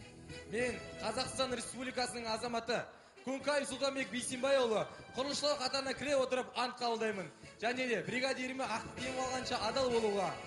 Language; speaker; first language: Kazakh; native; Kazakh